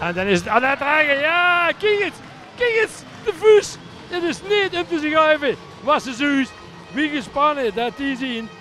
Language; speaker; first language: Dutch; native; Dutch